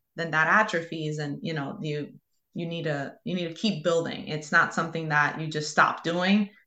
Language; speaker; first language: English; early bilingual, other home language; Spanish